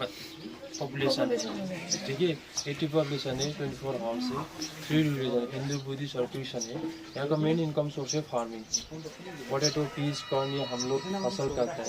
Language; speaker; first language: Hindi; non-native, local second language; Nepali